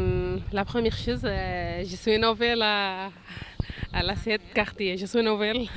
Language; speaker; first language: French; non-native, learner; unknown